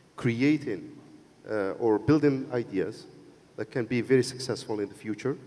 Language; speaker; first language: English; non-native, fluent; Arabic